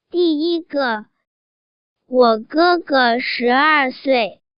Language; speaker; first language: Chinese; non-native, learner; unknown